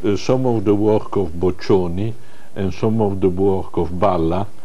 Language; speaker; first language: English; non-native, fluent; Italian